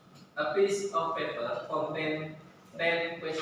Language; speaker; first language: English; non-native, fluent; Indonesian